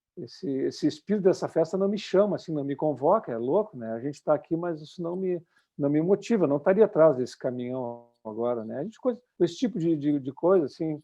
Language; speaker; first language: Portuguese; native; Portuguese